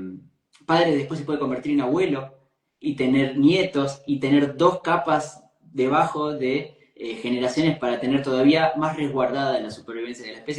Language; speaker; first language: Spanish; native; Spanish